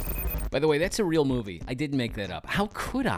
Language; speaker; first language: English; native; English